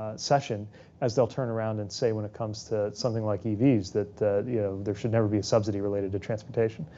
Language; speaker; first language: English; native; English